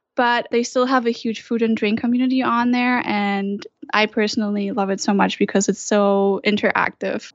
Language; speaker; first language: English; non-native, fluent; German